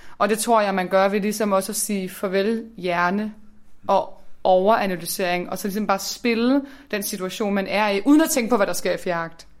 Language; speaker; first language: Danish; native; Danish